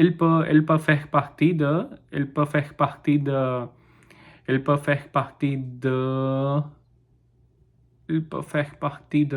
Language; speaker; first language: French; non-native, learner; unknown